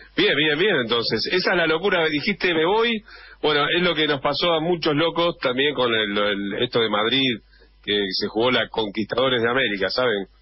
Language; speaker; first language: Spanish; native; Spanish